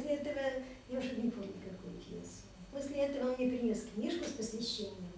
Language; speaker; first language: Hebrew; non-native, fluent; Russian